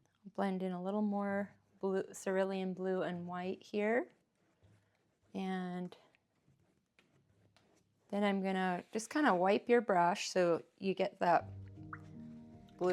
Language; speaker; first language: English; native; English